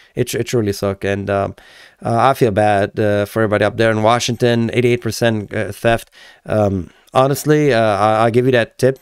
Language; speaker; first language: English; native; English